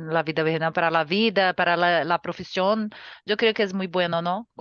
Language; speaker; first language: Spanish; non-native, learner; Portuguese